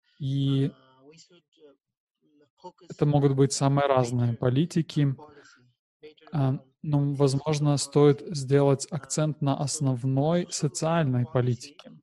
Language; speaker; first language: Russian; non-native, learner; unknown